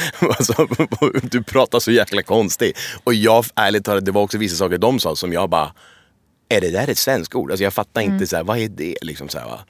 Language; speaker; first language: Swedish; early bilingual, other home language; Persian